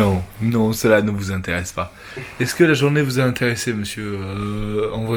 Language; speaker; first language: French; native; French